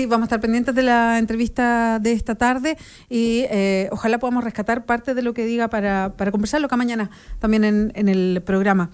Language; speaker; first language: Spanish; native; Spanish